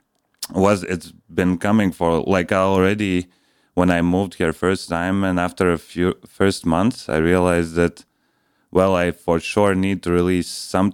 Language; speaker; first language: English; non-native, fluent; Latvian